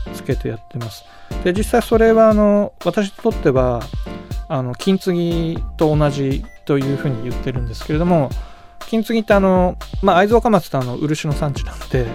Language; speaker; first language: Japanese; native; Japanese